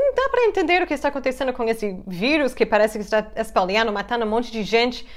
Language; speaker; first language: Portuguese; non-native, fluent; English